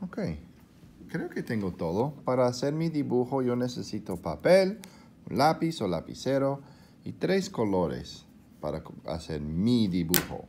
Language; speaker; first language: Spanish; non-native, fluent; English